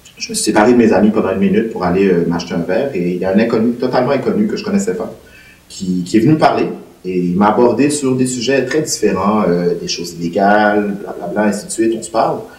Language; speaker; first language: French; native; French